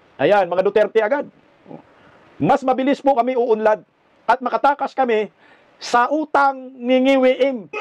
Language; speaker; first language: Filipino; non-native, local second language; Cebuano